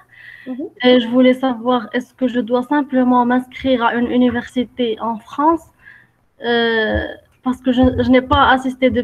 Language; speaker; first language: French; non-native, local second language; Arabic